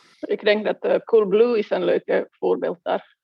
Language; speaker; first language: Dutch; non-native, fluent; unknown